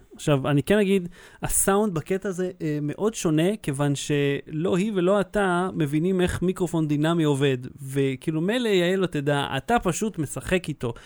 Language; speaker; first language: Hebrew; early bilingual, other home language; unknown